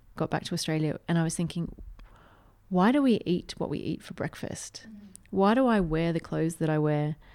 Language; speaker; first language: English; native; English